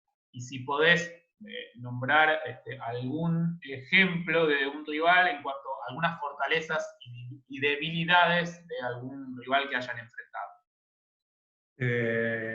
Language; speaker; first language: Spanish; native; Spanish